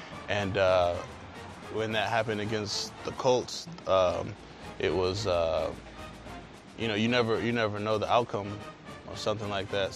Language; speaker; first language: English; native; English